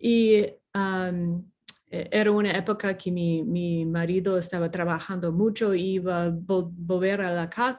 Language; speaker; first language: Spanish; non-native, fluent; English